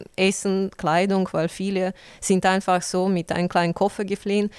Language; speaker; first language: German; non-native, fluent; Ukrainian